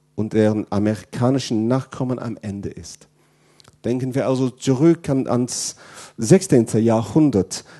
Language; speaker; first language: German; non-native, fluent; English